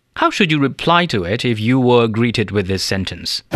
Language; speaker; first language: English; non-native, fluent; Chinese